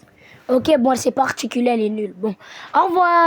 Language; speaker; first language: French; native; French